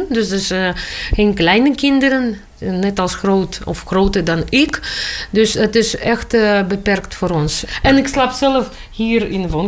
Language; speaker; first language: Dutch; non-native, learner; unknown